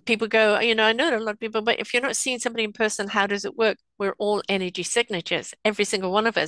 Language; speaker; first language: English; native; English